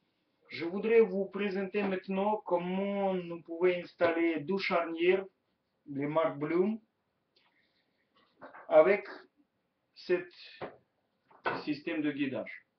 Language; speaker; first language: French; non-native, learner; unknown